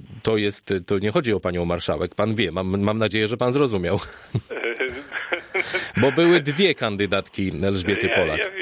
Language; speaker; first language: Polish; native; Polish